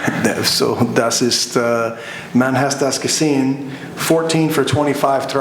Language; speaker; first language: German; non-native, learner; English